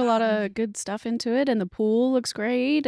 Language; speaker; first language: English; native; English